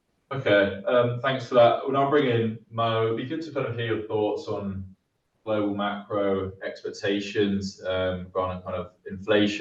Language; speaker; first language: English; native; English